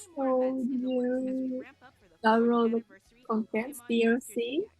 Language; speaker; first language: English; non-native, learner; Japanese